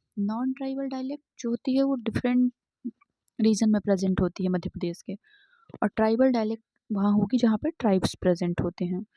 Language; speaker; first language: Hindi; native; Hindi